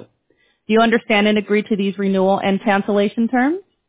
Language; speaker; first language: English; early bilingual, other home language; Spanish